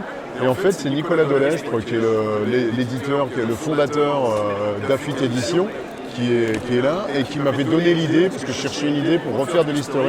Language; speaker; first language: French; native; French